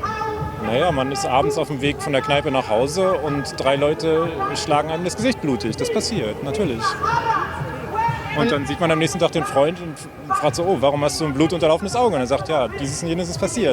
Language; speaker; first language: German; native; German